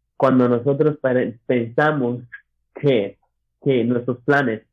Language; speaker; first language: Spanish; early bilingual, other home language; English